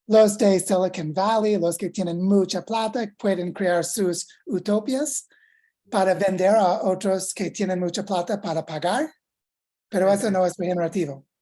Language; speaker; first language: Spanish; non-native, fluent; English